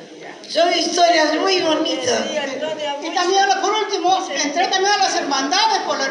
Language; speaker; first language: Spanish; native; Spanish